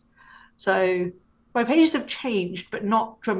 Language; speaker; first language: English; native; English